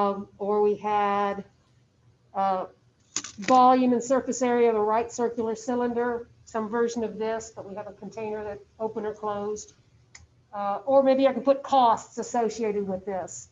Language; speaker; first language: English; native; English